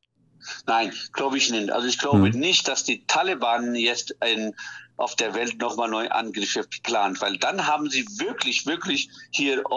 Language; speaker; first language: German; non-native, fluent; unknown